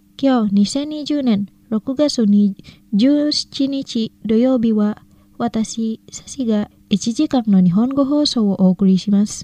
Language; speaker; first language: Japanese; non-native, fluent; Indonesian